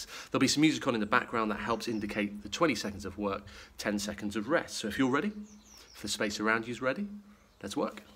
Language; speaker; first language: English; native; English